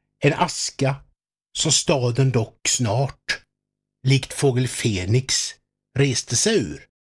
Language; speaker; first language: Swedish; native; Swedish